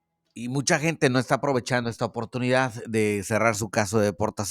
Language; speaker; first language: Spanish; native; Spanish